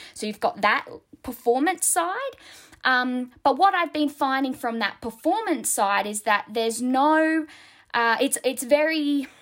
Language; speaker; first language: English; native; English